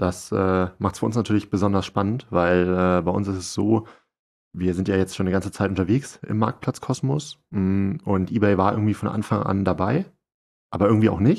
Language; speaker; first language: German; native; German